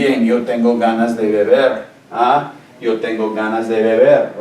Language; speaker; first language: Spanish; non-native, fluent; English